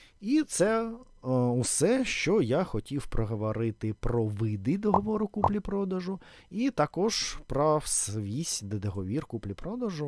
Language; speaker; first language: Ukrainian; non-native, fluent; Russian